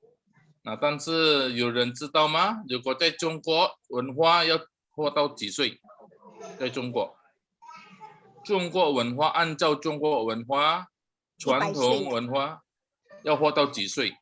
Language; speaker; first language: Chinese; early bilingual, heritage; Indonesian